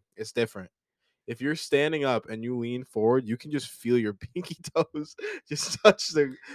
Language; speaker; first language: English; native; English